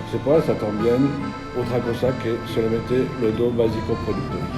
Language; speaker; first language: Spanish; non-native, learner; French